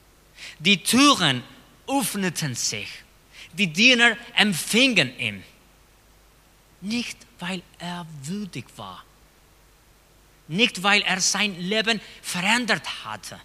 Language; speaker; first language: German; non-native, fluent; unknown